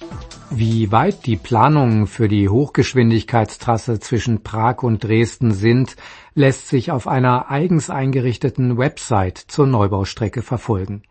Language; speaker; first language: German; native; German